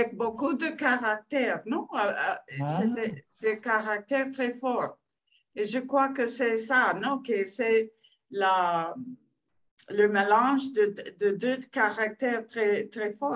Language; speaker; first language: French; non-native, fluent; Spanish